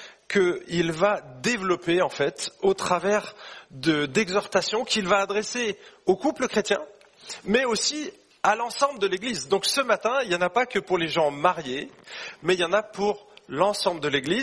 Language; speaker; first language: French; native; French